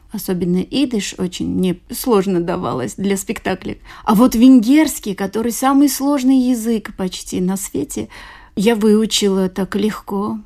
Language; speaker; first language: Russian; non-native, local second language; Armenian